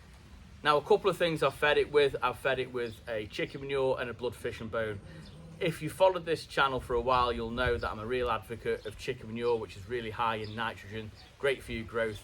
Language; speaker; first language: English; native; English